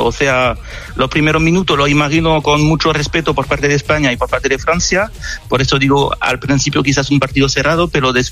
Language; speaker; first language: Spanish; non-native, fluent; French